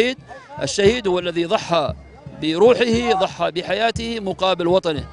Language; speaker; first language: Arabic; native; Arabic